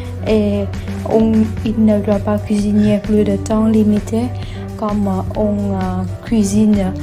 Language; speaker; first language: French; non-native, learner; Vietnamese